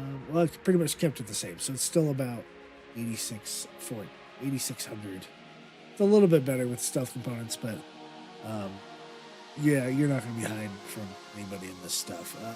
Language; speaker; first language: English; native; English